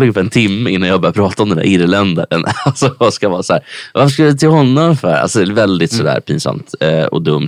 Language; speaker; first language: Swedish; native; Swedish